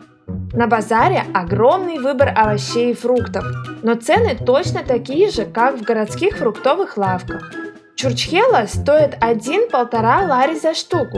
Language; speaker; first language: Russian; native; Russian